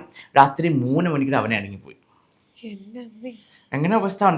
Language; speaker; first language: Malayalam; non-native, local second language; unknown